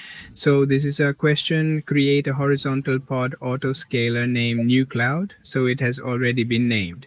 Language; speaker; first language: English; non-native, learner; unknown